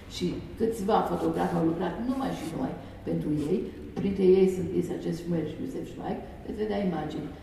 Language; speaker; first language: Romanian; non-native, fluent; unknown